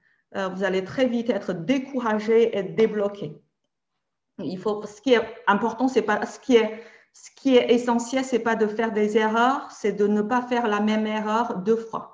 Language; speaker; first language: French; native; French